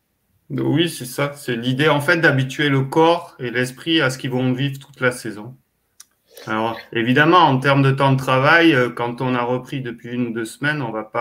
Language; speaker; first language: French; native; French